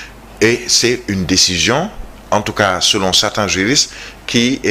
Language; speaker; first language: French; non-native, local second language; Wolof